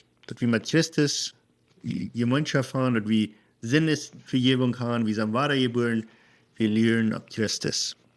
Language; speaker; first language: German; non-native, learner; Plautdietsch